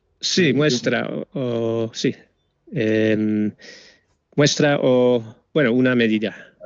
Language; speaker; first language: Spanish; non-native, fluent; Dutch